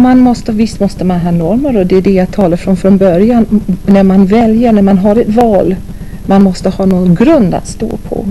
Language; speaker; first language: Swedish; non-native, fluent; English